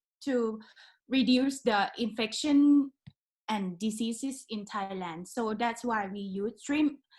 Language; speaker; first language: English; non-native, learner; Thai